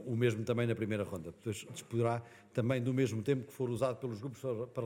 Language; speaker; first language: Portuguese; native; Portuguese